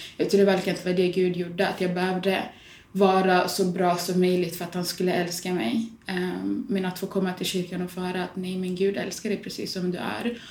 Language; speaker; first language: Swedish; early bilingual, other home language; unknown